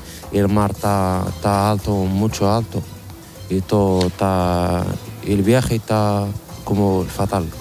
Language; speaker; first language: Spanish; non-native, learner; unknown